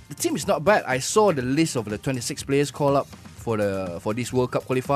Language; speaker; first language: English; non-native, local second language; Malay